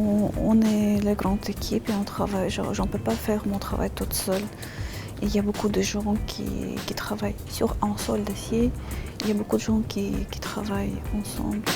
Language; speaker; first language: French; non-native, fluent; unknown